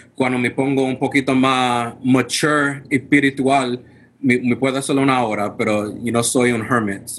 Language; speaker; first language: Spanish; non-native, fluent; English